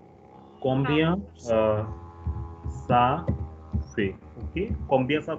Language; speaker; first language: French; non-native, fluent; Hindi